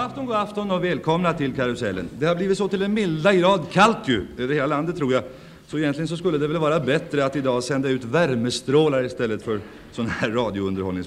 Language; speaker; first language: Swedish; native; Swedish